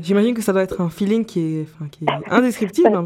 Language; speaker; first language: French; native; French